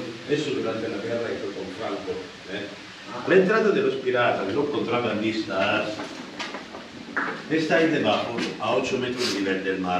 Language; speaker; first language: Spanish; non-native, fluent; Italian